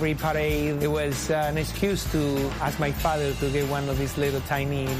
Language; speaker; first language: English; non-native, fluent; Spanish